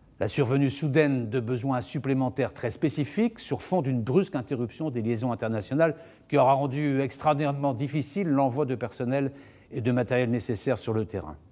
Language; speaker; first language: French; native; French